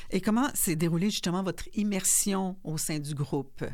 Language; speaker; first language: French; native; French